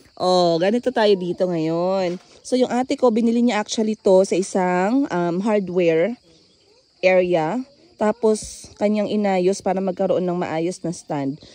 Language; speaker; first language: Filipino; non-native, local second language; Hiligaynon